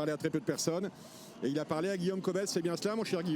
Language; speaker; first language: French; native; French